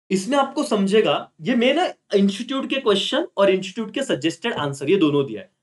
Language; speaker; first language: Hindi; non-native, local second language; Marathi